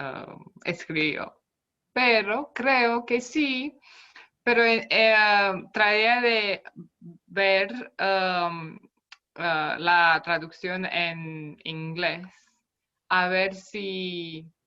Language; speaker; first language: Spanish; non-native, fluent; Romanian